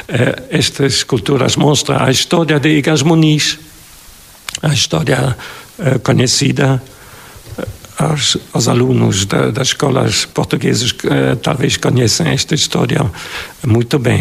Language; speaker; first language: Portuguese; non-native, fluent; German